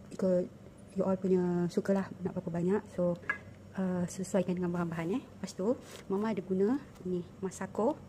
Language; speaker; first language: Malay; native; Malay